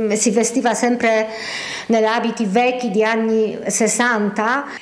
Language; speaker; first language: Italian; non-native, fluent; Polish